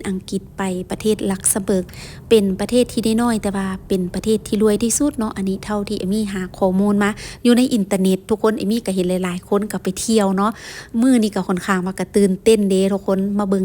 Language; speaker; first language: Thai; non-native, local second language; Lao